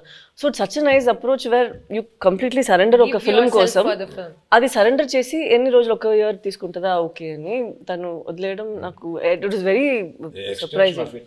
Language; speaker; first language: Telugu; non-native, fluent; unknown